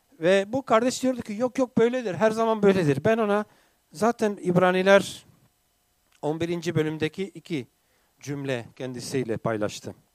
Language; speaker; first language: Turkish; non-native, fluent; English